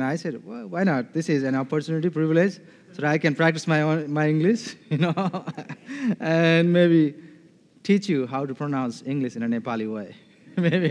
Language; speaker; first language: English; non-native, fluent; Nepali